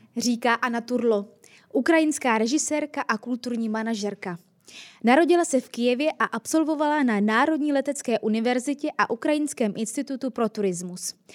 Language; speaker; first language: Czech; native; Czech